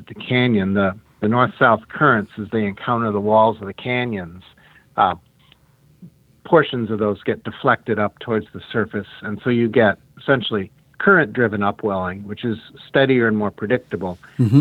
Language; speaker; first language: English; native; English